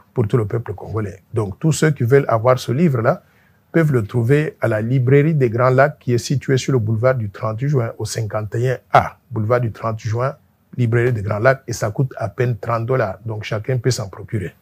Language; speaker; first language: French; non-native, local second language; Luba-Lulua